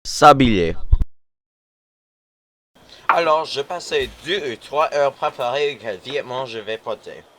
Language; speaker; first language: French; non-native, learner; English